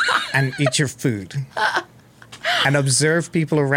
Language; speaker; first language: English; native; English